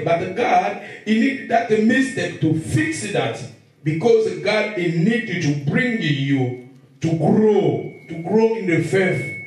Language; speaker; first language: English; non-native, learner; Lingala